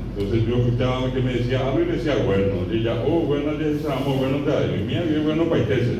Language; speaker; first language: Spanish; non-native, local second language; Guarani